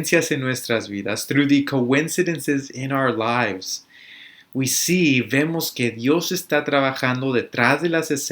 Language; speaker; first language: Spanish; early bilingual, other home language; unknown